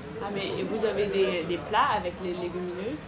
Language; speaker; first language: French; non-native, fluent; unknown